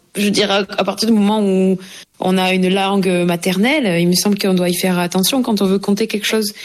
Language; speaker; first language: French; native; French